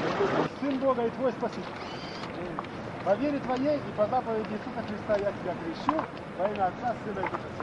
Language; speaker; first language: Russian; native; Russian